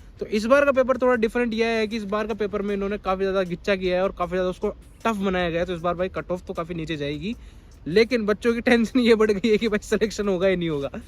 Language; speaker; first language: Hindi; native; Hindi